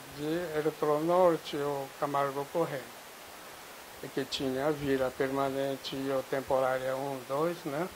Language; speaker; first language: Portuguese; non-native, fluent; Japanese